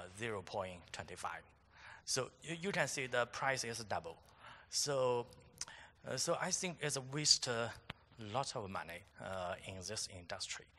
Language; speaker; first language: English; non-native, fluent; Chinese